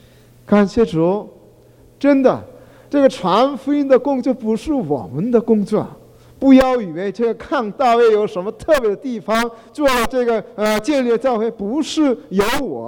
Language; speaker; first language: Chinese; non-native, fluent; Korean